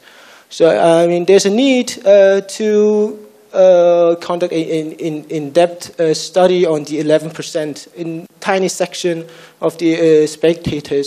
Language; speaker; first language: English; non-native, fluent; Korean